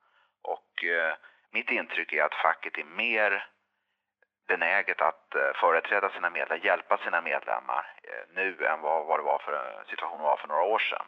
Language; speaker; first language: Swedish; native; Swedish